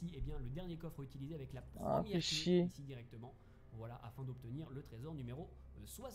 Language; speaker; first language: French; native; French